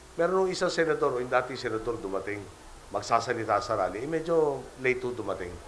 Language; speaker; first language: Filipino; native; Filipino